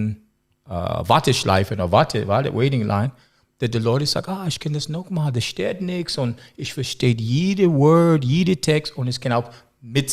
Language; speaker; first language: German; non-native, learner; English